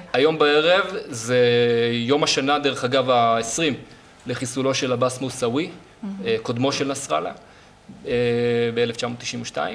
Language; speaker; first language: Hebrew; native; Hebrew